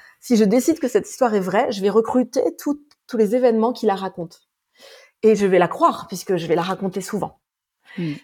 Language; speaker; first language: French; native; French